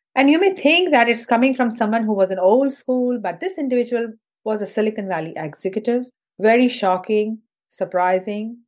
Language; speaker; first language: English; non-native, local second language; Hindi